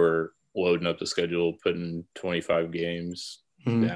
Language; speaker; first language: English; native; English